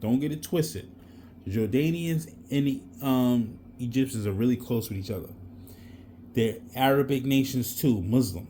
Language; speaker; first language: English; native; English